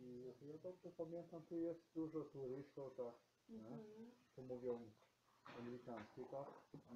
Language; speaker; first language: Polish; non-native, learner; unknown